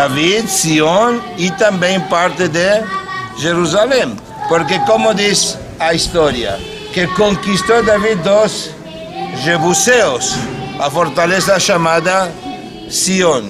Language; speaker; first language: Portuguese; non-native, fluent; Spanish